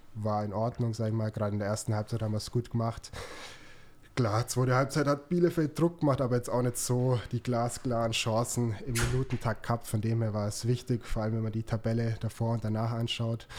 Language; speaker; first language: German; native; German